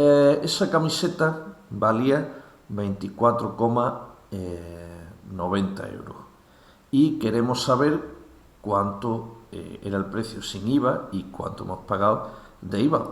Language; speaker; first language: Spanish; native; Spanish